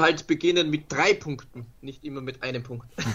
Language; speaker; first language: German; non-native, learner; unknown